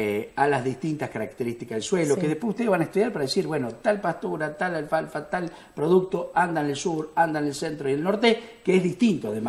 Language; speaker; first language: Spanish; native; Spanish